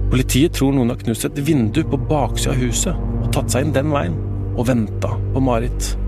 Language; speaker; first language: Norwegian; native; Norwegian